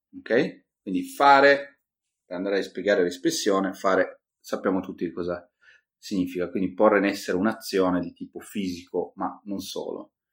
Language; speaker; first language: Italian; native; Italian